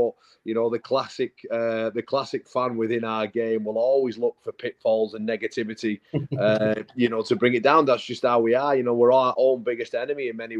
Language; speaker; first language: English; native; English